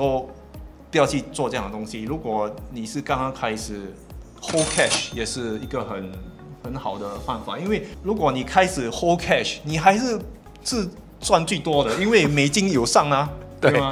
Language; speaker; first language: Chinese; non-native, local second language; English